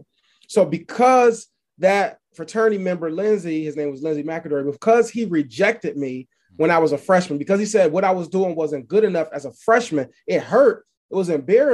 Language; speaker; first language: English; native; English